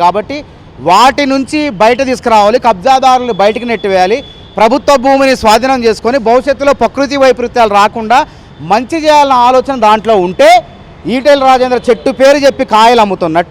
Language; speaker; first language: Telugu; native; Telugu